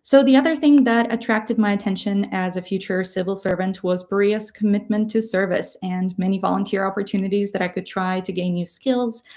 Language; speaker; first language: English; non-native, fluent; Ukrainian